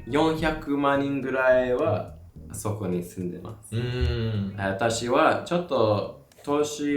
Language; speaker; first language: Japanese; non-native, learner; English